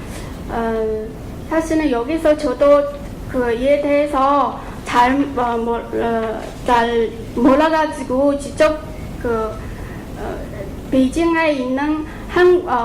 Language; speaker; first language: Korean; non-native, fluent; Chinese